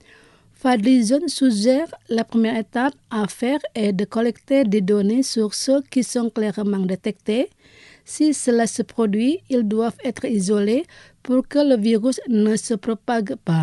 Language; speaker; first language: French; non-native, fluent; Indonesian